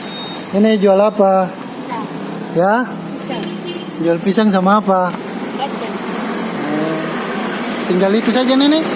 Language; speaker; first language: Malay; native; Malay